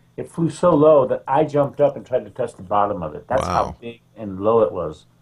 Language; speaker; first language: English; native; English